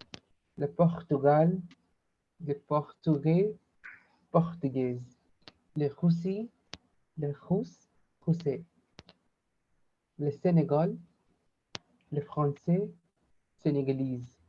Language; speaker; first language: French; non-native, learner; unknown